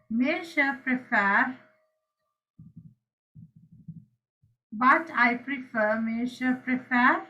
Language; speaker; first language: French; non-native, learner; Sinhala